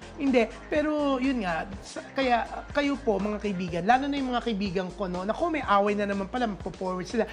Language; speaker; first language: Filipino; native; Filipino